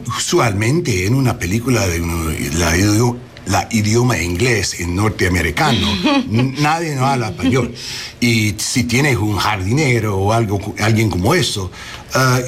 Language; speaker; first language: Spanish; early bilingual, heritage; English